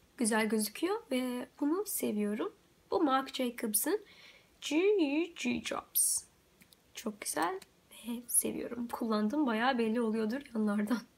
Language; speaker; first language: Turkish; early bilingual, heritage; Turkish